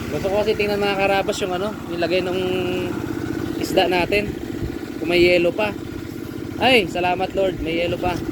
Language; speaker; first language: Filipino; native; Filipino